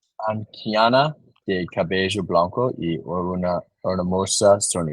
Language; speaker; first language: Spanish; non-native, learner; English